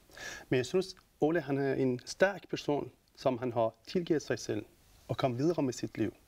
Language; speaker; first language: Danish; non-native, fluent; Persian